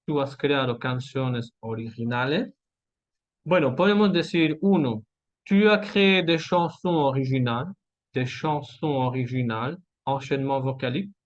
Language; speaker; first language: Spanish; non-native, fluent; French